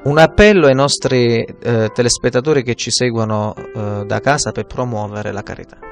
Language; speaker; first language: Italian; native; Italian